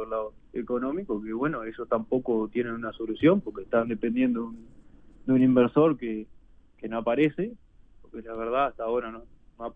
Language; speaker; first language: Spanish; native; Spanish